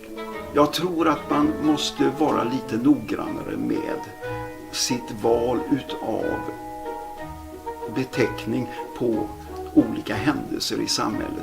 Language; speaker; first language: Swedish; native; Swedish